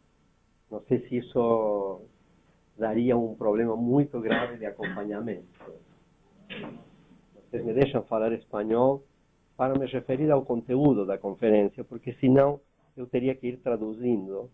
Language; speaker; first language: Portuguese; non-native, fluent; Spanish